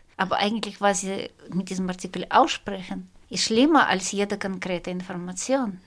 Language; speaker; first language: German; non-native, fluent; Russian